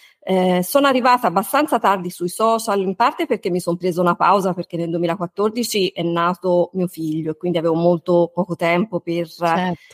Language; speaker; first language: Italian; native; Italian